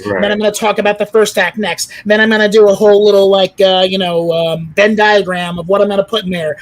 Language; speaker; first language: English; native; English